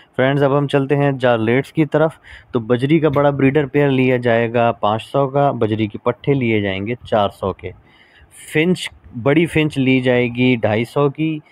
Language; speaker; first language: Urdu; native; Urdu